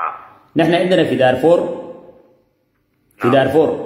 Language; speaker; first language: Arabic; native; Arabic